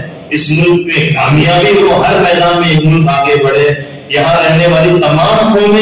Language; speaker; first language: Urdu; native; Urdu